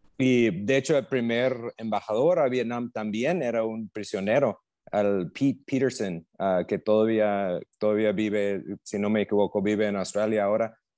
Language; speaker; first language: Spanish; non-native, fluent; English